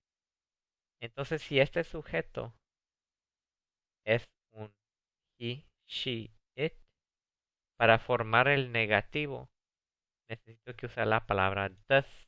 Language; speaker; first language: Spanish; early bilingual, heritage; Spanish